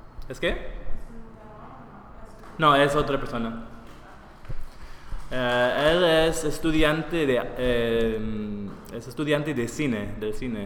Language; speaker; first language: Spanish; non-native, fluent; English